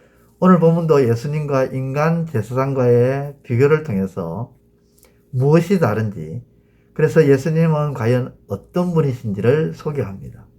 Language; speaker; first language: Korean; native; Korean